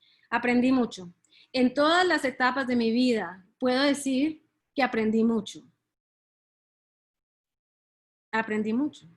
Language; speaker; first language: Spanish; early bilingual, heritage; Spanish